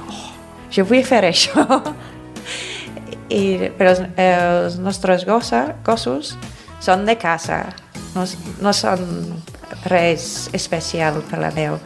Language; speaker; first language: Catalan; non-native, fluent; English